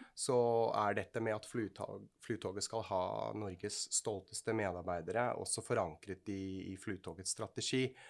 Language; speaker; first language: Norwegian; non-native, fluent; Swiss German